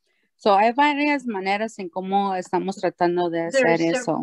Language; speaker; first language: Spanish; early bilingual, heritage; Spanish